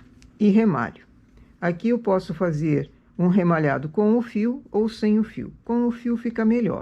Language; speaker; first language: Portuguese; native; Portuguese